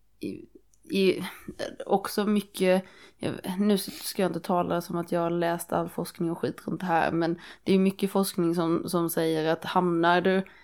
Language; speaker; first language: Swedish; native; Swedish